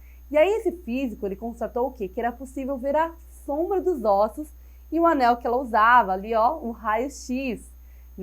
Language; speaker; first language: Portuguese; native; Portuguese